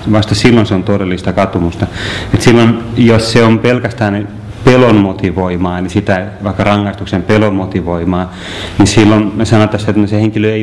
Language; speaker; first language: Finnish; native; Finnish